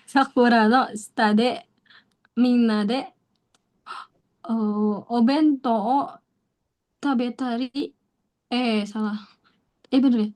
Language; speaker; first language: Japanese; non-native, learner; Indonesian